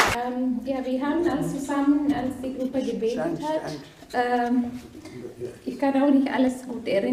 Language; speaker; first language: German; non-native, learner; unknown